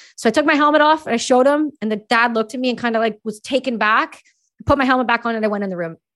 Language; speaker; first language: English; native; English